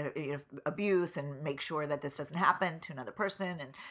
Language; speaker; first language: English; native; English